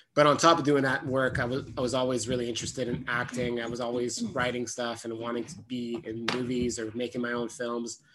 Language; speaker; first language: English; non-native, fluent; French